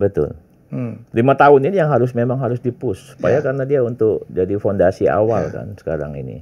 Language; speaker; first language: Indonesian; native; Indonesian